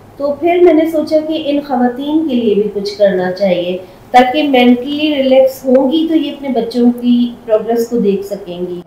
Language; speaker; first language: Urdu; non-native, local second language; Sindhi